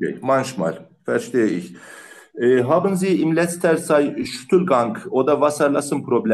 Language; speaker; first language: German; non-native, learner; Turkish